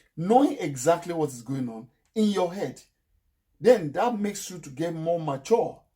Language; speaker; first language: English; non-native, local second language; Yoruba